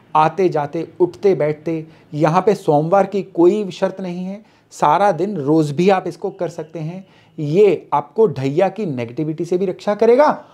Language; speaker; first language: Hindi; native; Hindi